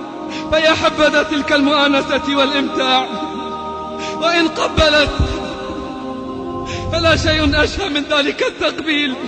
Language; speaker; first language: Arabic; native; Arabic